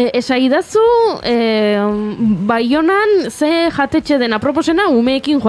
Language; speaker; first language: Basque; native; Basque